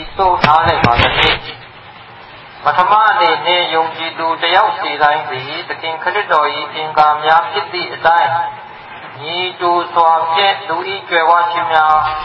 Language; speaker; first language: Burmese; non-native, local second language; Hakha Chin